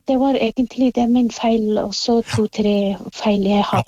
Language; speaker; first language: Norwegian; non-native, learner; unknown